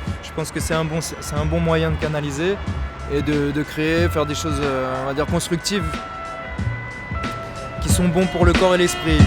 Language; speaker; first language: French; native; French